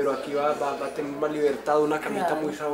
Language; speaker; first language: Spanish; native; Spanish